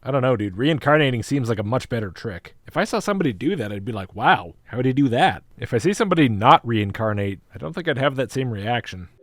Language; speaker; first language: English; native; English